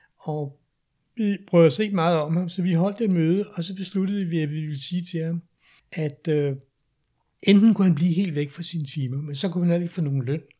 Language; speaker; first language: Danish; native; Danish